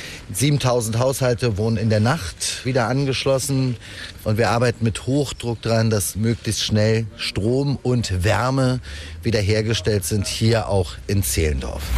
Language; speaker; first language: German; native; German